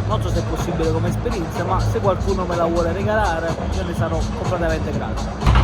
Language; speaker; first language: Italian; native; Italian